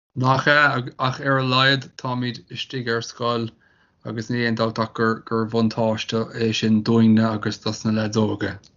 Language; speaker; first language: Irish; native; Irish